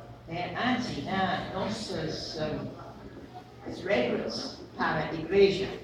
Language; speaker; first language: Portuguese; non-native, fluent; English